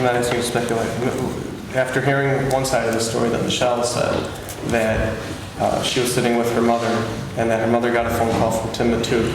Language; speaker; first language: English; native; English